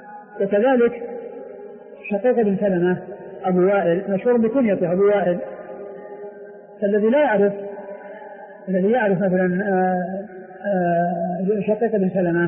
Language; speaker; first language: Arabic; native; Arabic